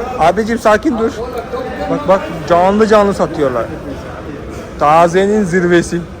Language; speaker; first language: Turkish; non-native, fluent; Malayalam